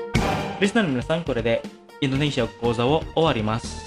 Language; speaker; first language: Japanese; non-native, fluent; Indonesian